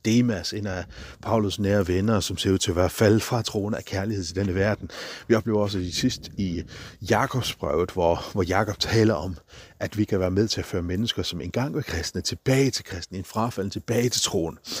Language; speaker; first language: Danish; non-native, local second language; Faroese